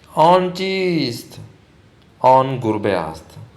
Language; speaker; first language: Persian; non-native, fluent; Urdu